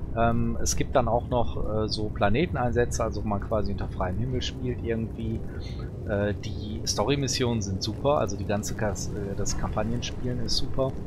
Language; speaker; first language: German; native; German